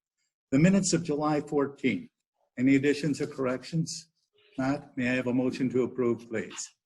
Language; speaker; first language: English; native; English